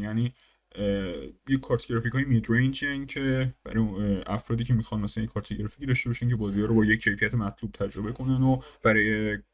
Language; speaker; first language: Persian; native; Persian